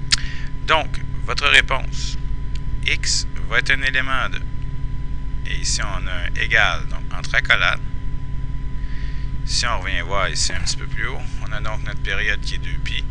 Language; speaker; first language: French; native; French